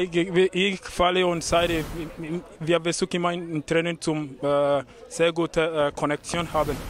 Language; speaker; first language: German; non-native, learner; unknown